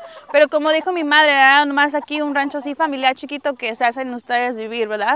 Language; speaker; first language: Spanish; early bilingual, heritage; Spanish